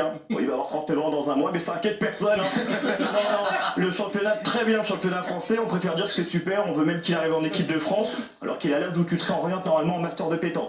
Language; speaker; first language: French; native; French